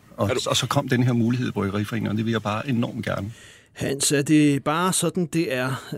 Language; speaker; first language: Danish; native; Danish